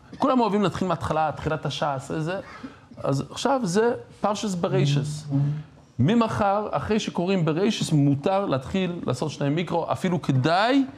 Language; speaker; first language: Hebrew; non-native, fluent; English